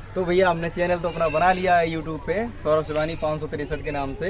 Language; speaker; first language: Hindi; native; Hindi